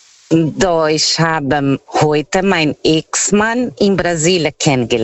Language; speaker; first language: German; non-native, learner; Portuguese